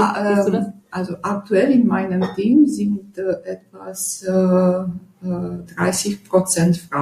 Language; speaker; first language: German; non-native, fluent; Romanian